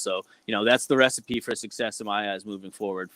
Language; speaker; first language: English; native; English